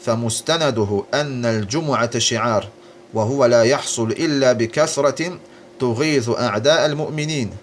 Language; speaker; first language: Arabic; non-native, fluent; Azerbaijani